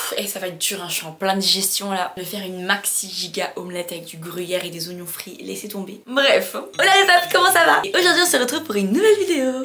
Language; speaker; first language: French; non-native, fluent; Khmer